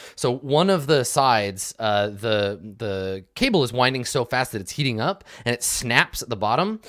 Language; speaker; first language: English; native; English